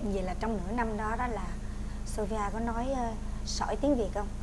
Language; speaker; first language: Vietnamese; native; Vietnamese